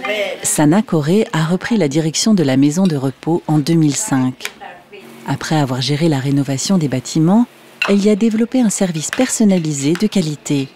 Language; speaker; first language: French; native; French